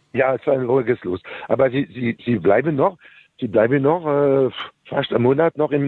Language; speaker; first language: German; non-native, learner; French